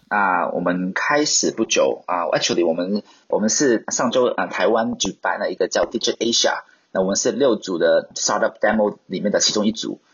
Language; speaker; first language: Chinese; non-native, local second language; Cantonese